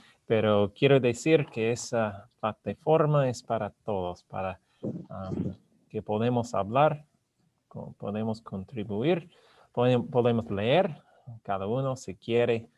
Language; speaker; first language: Spanish; non-native, learner; English